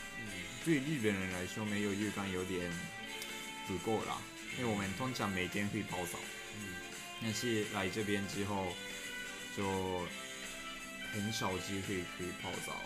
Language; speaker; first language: Chinese; non-native, learner; Japanese